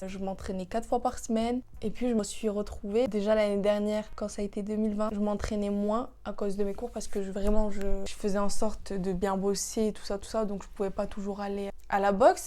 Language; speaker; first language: French; native; French